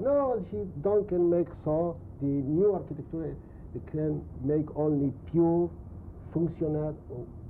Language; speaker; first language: English; non-native, learner; Spanish